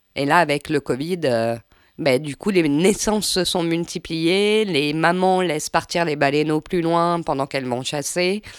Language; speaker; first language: French; native; French